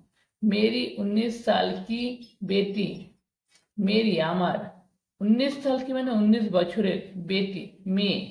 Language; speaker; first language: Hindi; non-native, fluent; Bangla